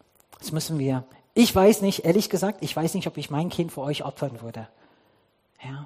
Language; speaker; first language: German; non-native, fluent; English